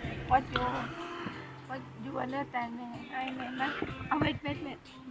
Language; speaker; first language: English; non-native, learner; Thai